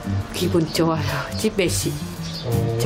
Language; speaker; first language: Korean; non-native, learner; Vietnamese